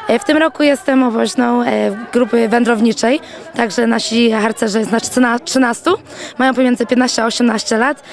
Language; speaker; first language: Polish; early bilingual, heritage; Polish